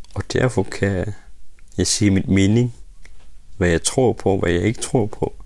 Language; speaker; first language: Danish; non-native, local second language; Kalaallisut